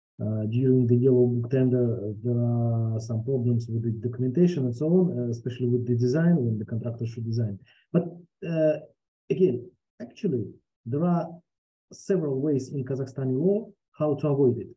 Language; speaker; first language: English; non-native, fluent; Russian